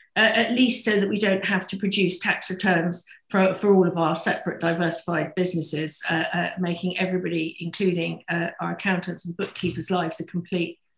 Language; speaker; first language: English; native; English